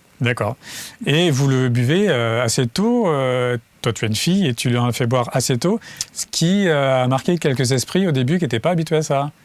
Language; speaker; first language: French; native; French